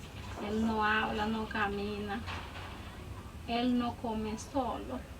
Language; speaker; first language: Spanish; non-native, local second language; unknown